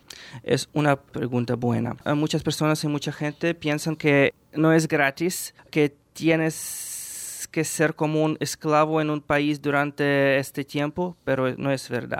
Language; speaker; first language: Spanish; non-native, fluent; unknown